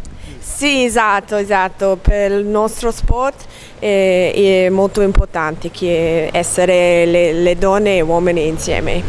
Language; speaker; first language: Italian; non-native, learner; English